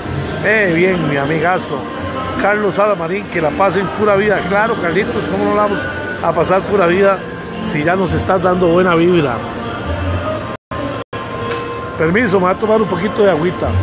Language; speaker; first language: Spanish; native; Spanish